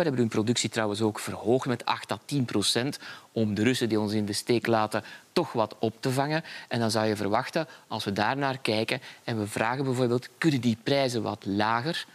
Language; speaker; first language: Dutch; native; Dutch